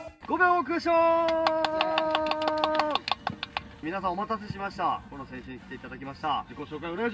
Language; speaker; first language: Japanese; native; Japanese